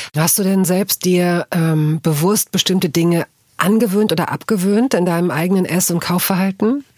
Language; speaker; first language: German; native; German